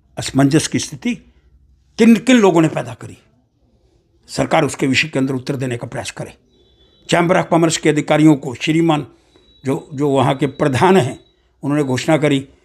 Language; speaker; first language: Hindi; non-native, local second language; Dogri